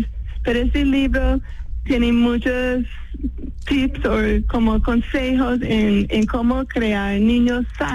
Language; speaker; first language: Spanish; non-native, fluent; English